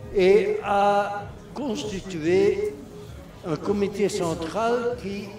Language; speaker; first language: French; non-native, local second language; Dutch